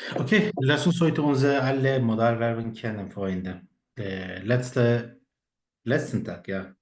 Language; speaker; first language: German; non-native, fluent; Turkish